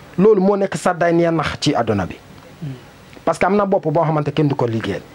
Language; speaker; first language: Wolof; non-native, learner; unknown